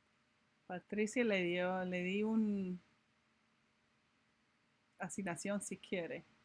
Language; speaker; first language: Spanish; non-native, fluent; English